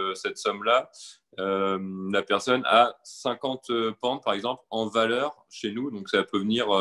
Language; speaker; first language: French; native; French